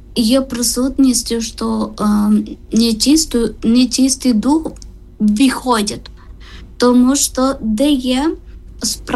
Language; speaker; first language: Ukrainian; non-native, learner; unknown